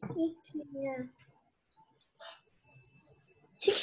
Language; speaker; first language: English; non-native, learner; Vietnamese